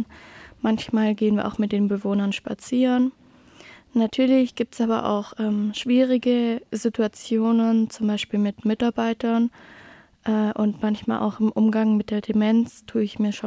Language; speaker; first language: German; native; German